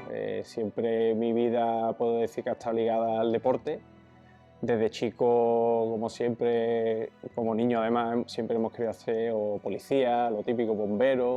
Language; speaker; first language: Spanish; native; Spanish